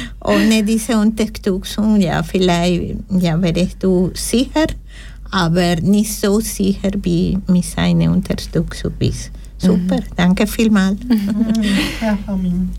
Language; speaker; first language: German; non-native, learner; Spanish